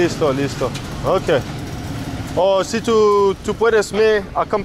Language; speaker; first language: Spanish; non-native, learner; English